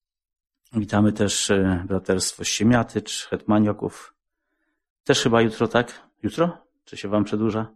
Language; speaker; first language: Polish; native; Polish